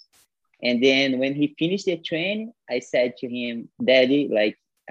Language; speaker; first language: English; non-native, fluent; Portuguese